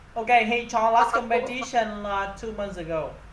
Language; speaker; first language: English; non-native, learner; Vietnamese